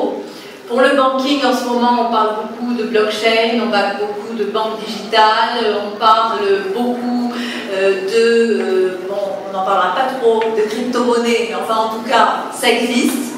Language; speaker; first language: French; native; French